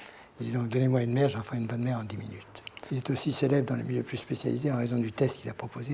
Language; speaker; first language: French; native; French